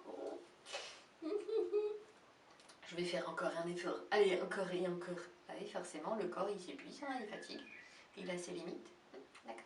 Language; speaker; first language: French; native; French